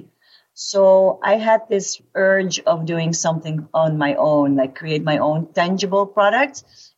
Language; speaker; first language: English; non-native, local second language; Filipino